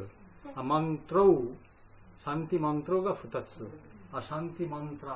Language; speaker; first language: Japanese; non-native, learner; Bangla